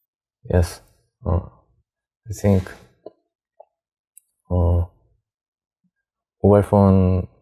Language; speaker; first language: English; non-native, learner; Korean